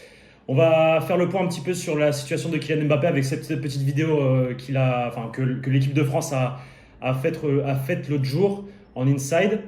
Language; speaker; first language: French; native; French